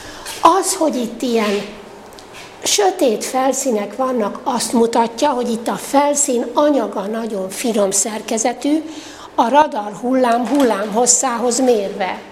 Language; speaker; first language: Hungarian; native; Hungarian